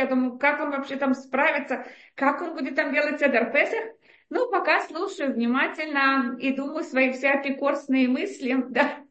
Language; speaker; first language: Russian; native; Russian